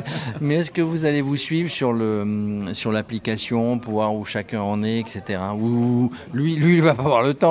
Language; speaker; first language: French; native; French